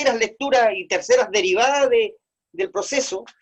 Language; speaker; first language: Spanish; native; Spanish